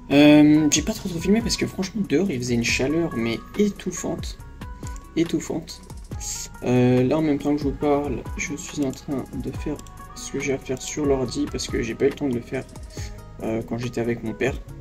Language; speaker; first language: French; native; French